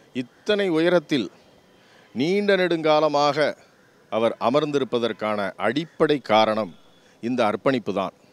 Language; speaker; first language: Tamil; native; Tamil